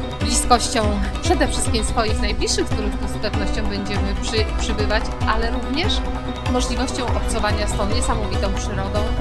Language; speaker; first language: Polish; native; Polish